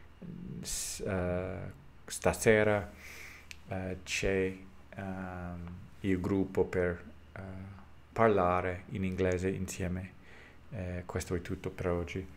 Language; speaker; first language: Italian; non-native, learner; English